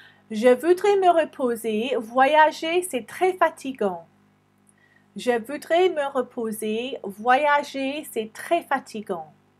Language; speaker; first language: French; non-native, fluent; English